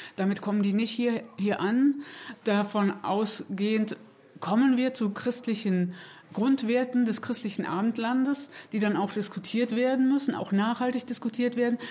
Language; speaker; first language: German; native; German